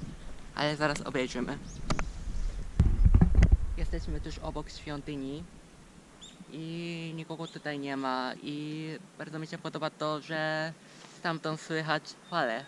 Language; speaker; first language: Polish; non-native, fluent; Japanese